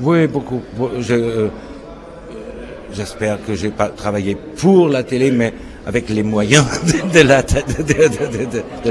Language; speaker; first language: French; non-native, fluent; German